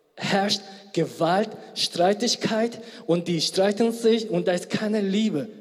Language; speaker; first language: German; non-native, fluent; Korean